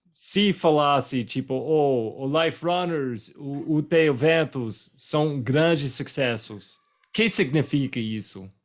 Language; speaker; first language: Portuguese; non-native, fluent; English